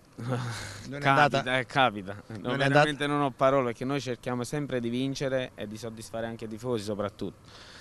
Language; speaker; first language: Italian; native; Italian